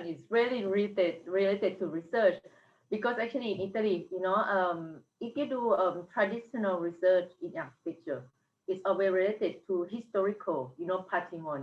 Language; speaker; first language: English; non-native, fluent; Thai